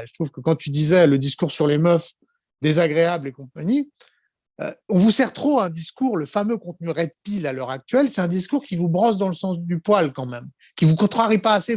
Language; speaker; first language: French; native; French